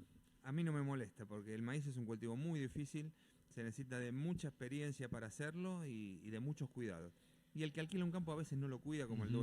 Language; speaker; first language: Spanish; native; Spanish